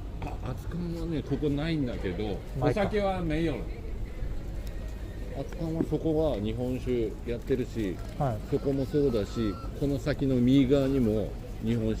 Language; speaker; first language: Japanese; native; Japanese